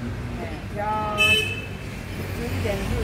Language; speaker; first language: Chinese; non-native, local second language; Min Nan Chinese